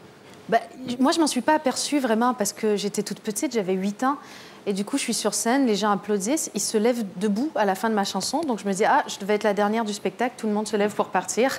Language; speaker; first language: French; native; French